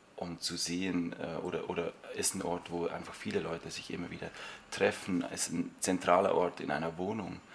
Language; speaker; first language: German; native; German